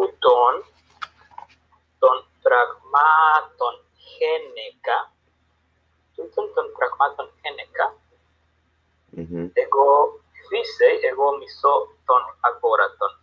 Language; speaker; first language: Greek; non-native, learner; Spanish